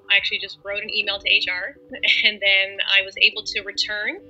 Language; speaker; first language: English; native; English